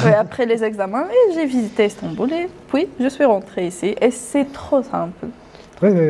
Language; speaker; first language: French; non-native, local second language; Arabic